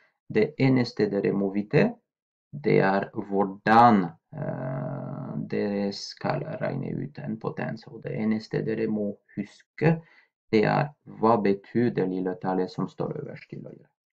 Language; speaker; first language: Norwegian; non-native, fluent; French